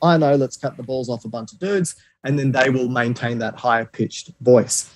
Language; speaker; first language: English; native; English